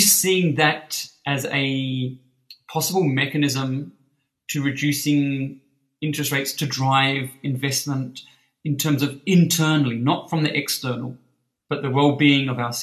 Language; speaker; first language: English; native; English